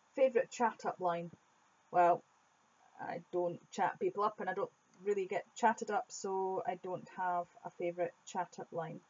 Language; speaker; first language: English; native; English